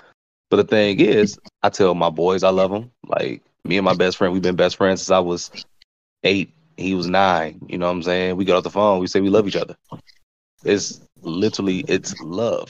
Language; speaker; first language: English; native; English